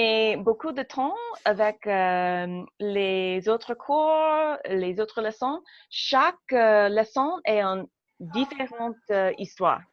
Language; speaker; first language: French; non-native, learner; English